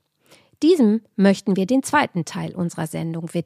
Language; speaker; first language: German; native; German